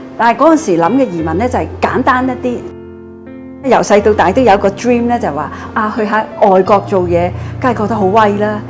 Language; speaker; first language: Cantonese; native; Cantonese